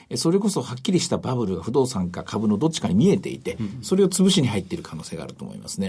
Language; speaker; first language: Japanese; native; Japanese